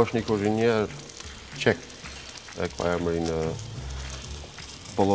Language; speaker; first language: Albanian; early bilingual, heritage; Albanian